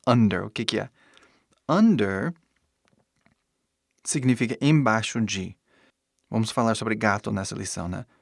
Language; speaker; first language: Portuguese; non-native, fluent; English